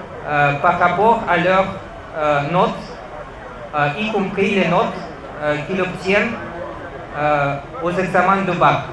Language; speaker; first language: French; non-native, fluent; Russian